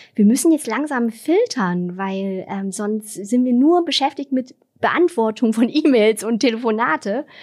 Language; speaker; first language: German; non-native, fluent; Vietnamese